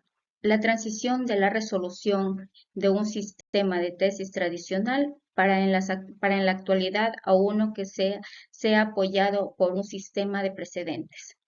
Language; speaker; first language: Spanish; native; Spanish